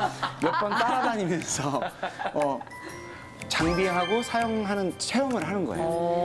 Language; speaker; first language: Korean; native; Korean